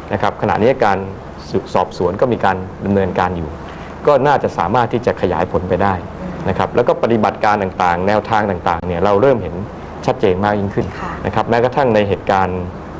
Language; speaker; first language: Thai; native; Thai